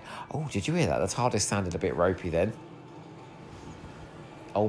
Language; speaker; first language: English; native; English